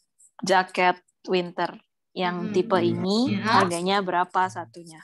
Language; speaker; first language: Indonesian; non-native, learner; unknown